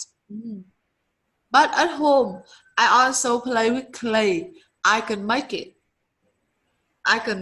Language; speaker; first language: English; non-native, learner; Vietnamese